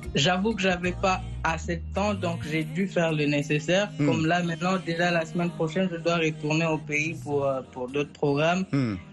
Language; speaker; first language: French; non-native, local second language; Swahili